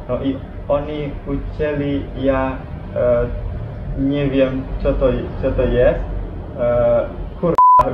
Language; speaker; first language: Polish; non-native, learner; Balinese